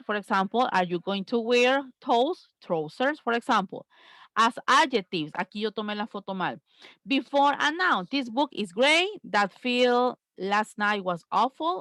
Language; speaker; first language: English; non-native, fluent; Spanish